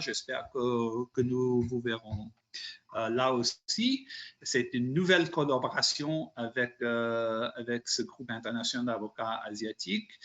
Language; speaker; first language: French; non-native, fluent; English